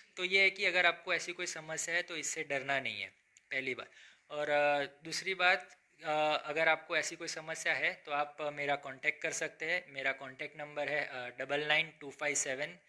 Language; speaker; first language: Hindi; non-native, local second language; Gujarati